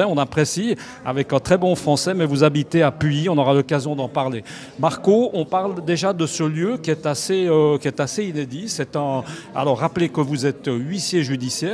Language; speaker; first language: French; native; French